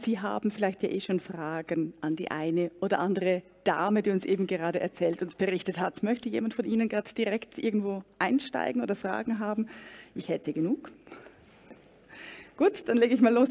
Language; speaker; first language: German; native; German